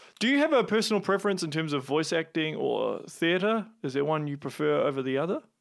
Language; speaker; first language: English; native; English